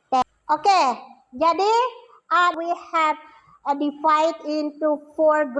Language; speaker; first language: English; non-native, learner; Indonesian